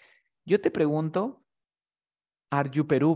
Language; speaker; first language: English; non-native, fluent; Spanish